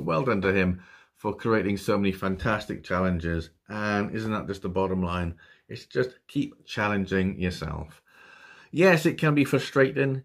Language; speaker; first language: English; native; English